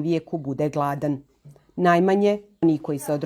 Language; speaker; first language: Bosnian; native; Bosnian